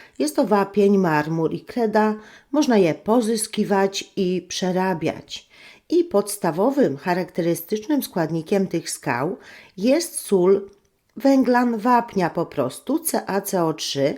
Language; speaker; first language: Polish; native; Polish